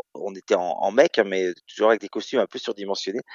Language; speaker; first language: French; native; French